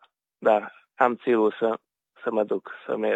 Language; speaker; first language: Romanian; non-native, local second language; Hungarian